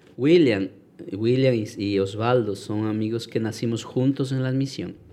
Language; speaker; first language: Portuguese; non-native, fluent; Spanish